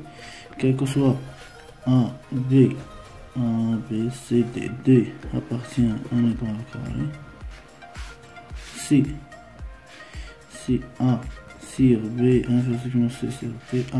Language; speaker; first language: French; non-native, local second language; Arabic